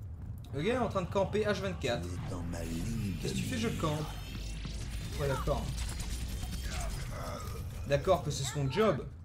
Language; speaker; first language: French; native; French